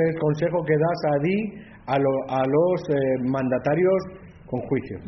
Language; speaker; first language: Spanish; native; Spanish